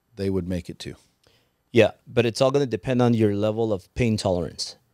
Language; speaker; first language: English; early bilingual, other home language; Spanish